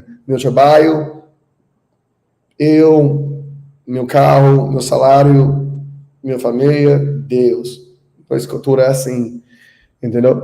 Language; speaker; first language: Portuguese; non-native, learner; English